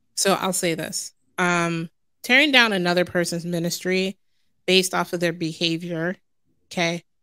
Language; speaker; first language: English; native; English